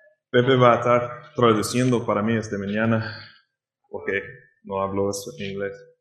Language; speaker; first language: Spanish; non-native, learner; English